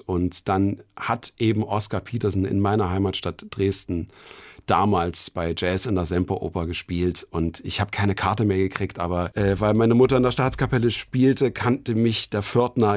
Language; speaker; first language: German; native; German